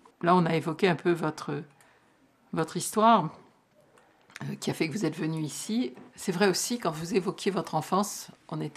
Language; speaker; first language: French; native; French